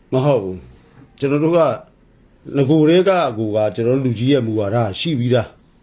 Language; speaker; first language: Burmese; non-native, local second language; S'gaw Karen